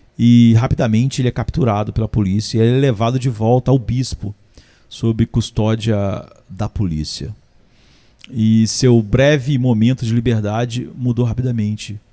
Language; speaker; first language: Portuguese; native; Portuguese